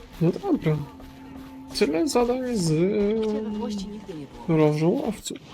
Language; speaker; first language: Polish; native; Polish